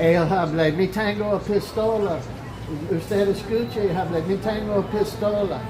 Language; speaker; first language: Spanish; non-native, learner; English